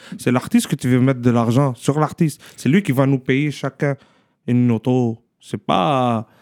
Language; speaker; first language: French; early bilingual, other home language; Arabic